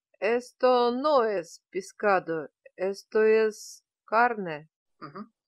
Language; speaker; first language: Spanish; non-native, fluent; Russian